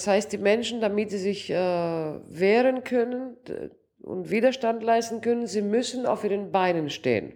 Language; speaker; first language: German; non-native, local second language; Greek